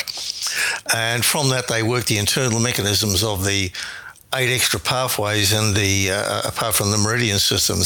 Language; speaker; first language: English; native; English